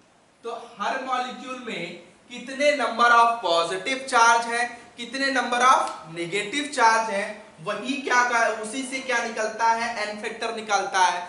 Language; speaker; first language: Hindi; native; Hindi